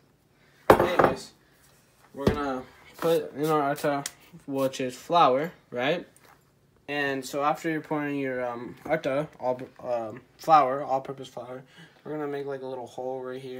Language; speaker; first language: English; early bilingual, other home language; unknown